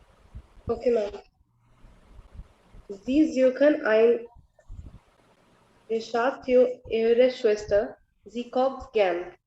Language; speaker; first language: German; non-native, learner; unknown